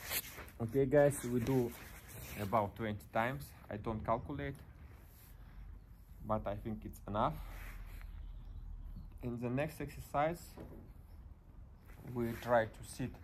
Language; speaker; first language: English; non-native, learner; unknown